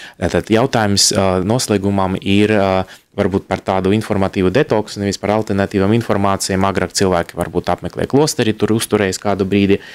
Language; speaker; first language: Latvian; non-native, local second language; Russian